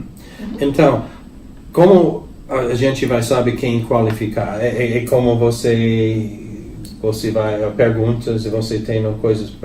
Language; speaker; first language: Portuguese; non-native, learner; English